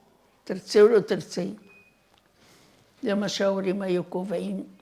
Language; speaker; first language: Hebrew; non-native, fluent; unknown